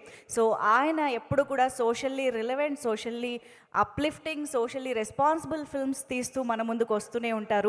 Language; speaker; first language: Telugu; native; Telugu